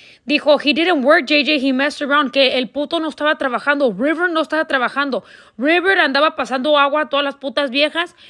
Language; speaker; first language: Spanish; early bilingual, heritage; Spanish